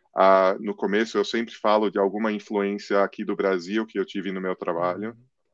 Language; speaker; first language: Portuguese; early bilingual, other home language; English